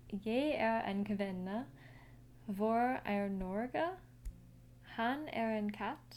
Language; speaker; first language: Norwegian; non-native, learner; English